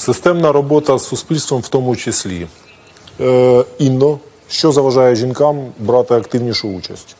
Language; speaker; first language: Ukrainian; native; Ukrainian